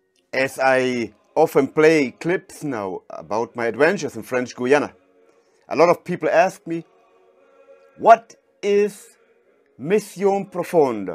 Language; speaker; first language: English; non-native, fluent; German